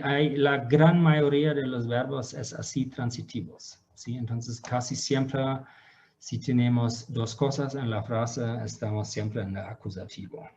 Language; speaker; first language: Spanish; non-native, fluent; German